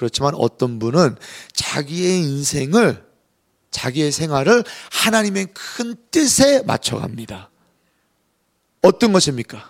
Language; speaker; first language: Korean; native; Korean